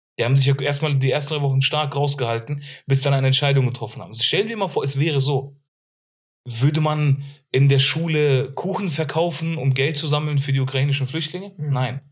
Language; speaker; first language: German; early bilingual, other home language; Arabic